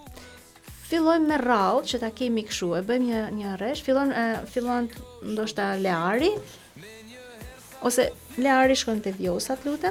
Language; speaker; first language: Albanian; native; Albanian